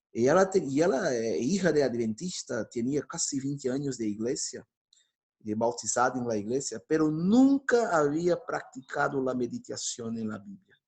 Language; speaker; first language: Spanish; non-native, fluent; Portuguese